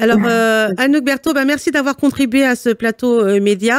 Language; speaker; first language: French; native; French